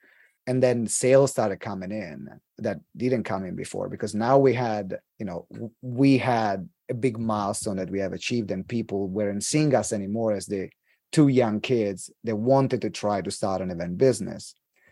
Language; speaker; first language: English; non-native, fluent; Italian